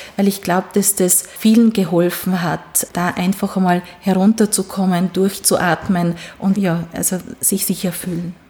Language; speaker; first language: German; non-native, fluent; Hungarian